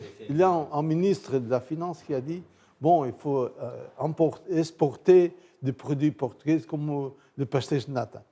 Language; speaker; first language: French; non-native, fluent; Portuguese